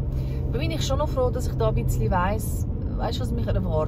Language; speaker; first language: German; native; German